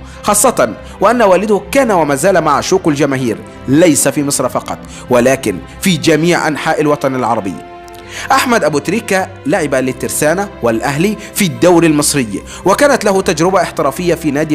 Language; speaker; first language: Arabic; native; Arabic